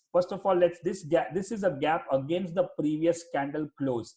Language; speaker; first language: English; non-native, local second language; Hindi